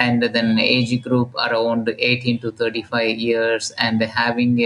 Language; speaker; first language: English; non-native, local second language; Tamil